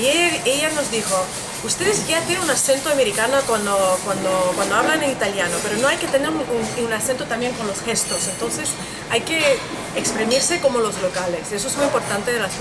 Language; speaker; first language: Spanish; non-native, fluent; English